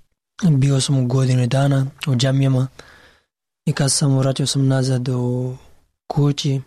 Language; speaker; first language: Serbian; non-native, learner; Pashto